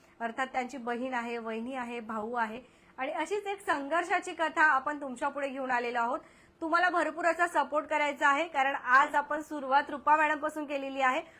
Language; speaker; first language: Marathi; native; Marathi